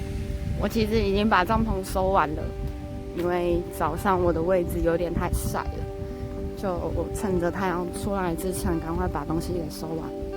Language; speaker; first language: Chinese; native; Chinese